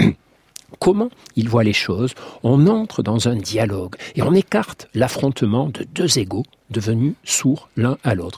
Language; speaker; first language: French; native; French